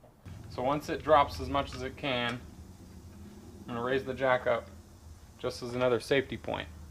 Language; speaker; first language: English; native; English